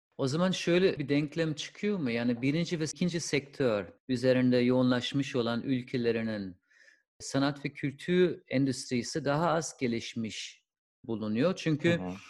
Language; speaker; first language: Turkish; non-native, fluent; German